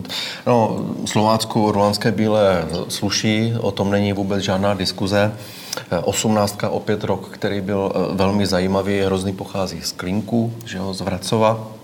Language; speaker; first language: Czech; native; Czech